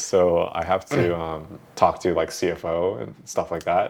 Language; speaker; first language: English; early bilingual, other home language; Vietnamese